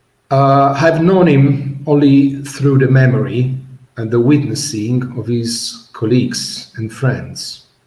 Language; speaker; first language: English; non-native, fluent; Italian